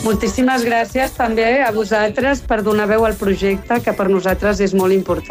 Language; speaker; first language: Catalan; non-native, local second language; Spanish